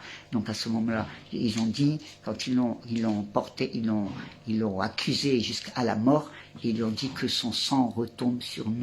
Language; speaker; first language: French; native; French